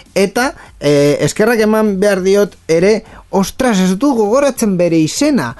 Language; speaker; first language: Basque; non-native, local second language; Spanish